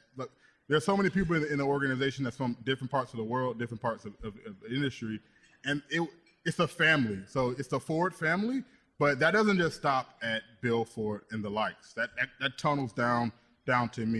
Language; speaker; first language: English; native; English